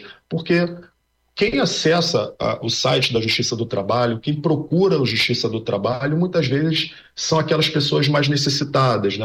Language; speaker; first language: Portuguese; native; Portuguese